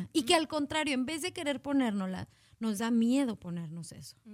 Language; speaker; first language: Spanish; native; Spanish